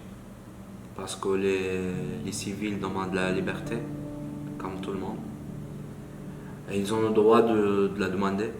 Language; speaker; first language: French; non-native, learner; Arabic